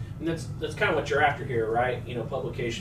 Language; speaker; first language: English; native; English